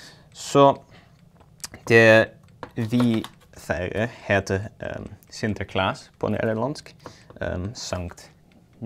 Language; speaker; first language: Norwegian; non-native, learner; Dutch